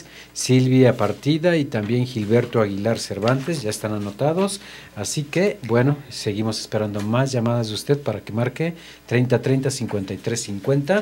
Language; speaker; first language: Spanish; native; Spanish